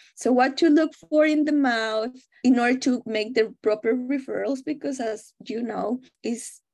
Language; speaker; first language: English; non-native, fluent; Spanish